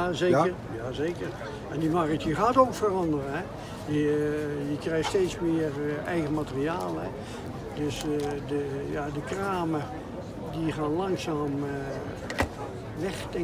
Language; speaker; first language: Dutch; native; Dutch